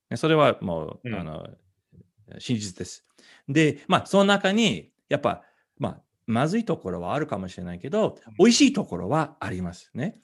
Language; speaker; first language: Japanese; non-native, fluent; English